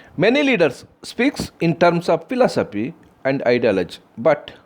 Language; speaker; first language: English; non-native, local second language; Kannada